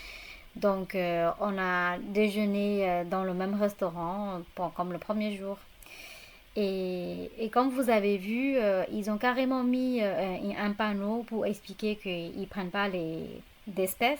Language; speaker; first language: French; non-native, fluent; Burmese